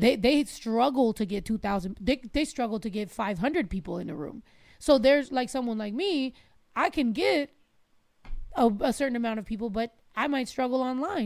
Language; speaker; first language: English; early bilingual, other home language; Spanish